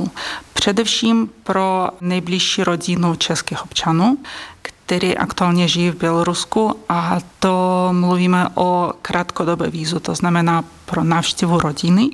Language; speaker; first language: Czech; non-native, fluent; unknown